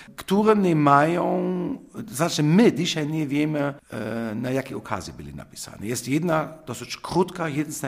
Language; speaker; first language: Polish; non-native, fluent; German